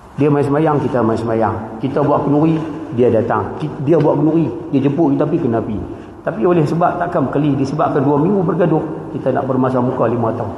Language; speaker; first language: Malay; native; Malay